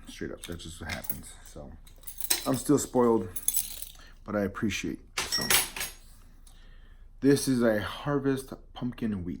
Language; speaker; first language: English; native; English